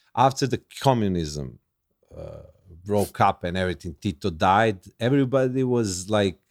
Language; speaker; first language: English; non-native, learner; Serbian